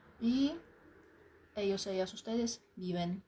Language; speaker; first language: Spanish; non-native, fluent; Ukrainian